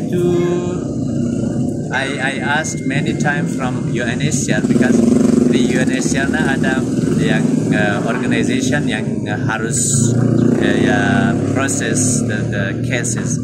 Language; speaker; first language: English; non-native, fluent; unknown